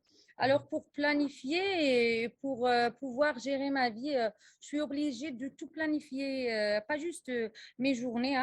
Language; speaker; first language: French; non-native, local second language; Arabic